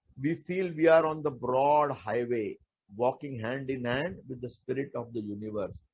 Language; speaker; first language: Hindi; non-native, local second language; Marathi